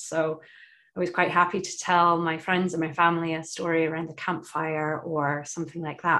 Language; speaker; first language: English; native; English